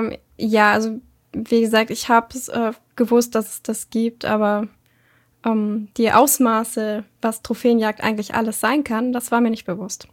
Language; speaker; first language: German; native; German